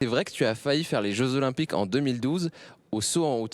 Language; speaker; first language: French; native; French